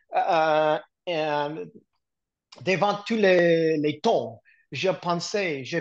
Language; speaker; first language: French; non-native, learner; English